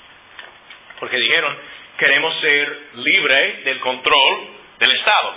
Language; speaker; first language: Spanish; non-native, fluent; English